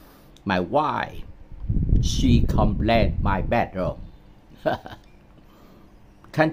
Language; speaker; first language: English; non-native, learner; Vietnamese